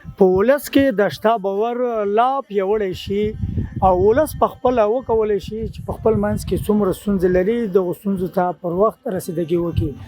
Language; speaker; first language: Pashto; native; Pashto